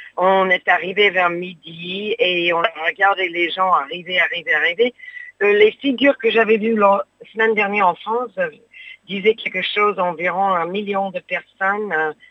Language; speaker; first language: French; non-native, fluent; English